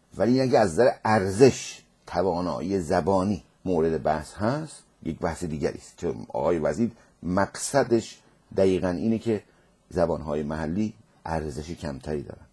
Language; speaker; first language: Persian; non-native, local second language; Azerbaijani